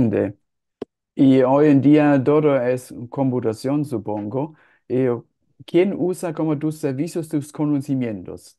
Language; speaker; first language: Spanish; non-native, fluent; German